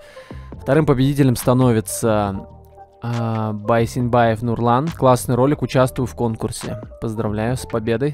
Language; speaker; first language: Russian; native; Russian